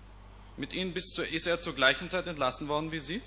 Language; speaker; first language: German; native; German